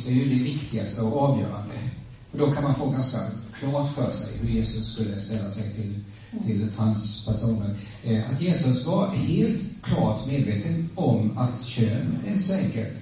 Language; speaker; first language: Swedish; native; Swedish